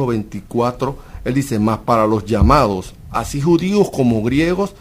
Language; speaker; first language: Spanish; native; Spanish